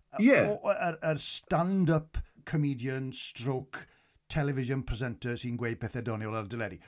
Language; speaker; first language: Welsh; native; Welsh